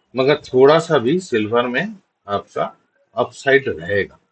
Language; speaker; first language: Hindi; non-native, local second language; Bangla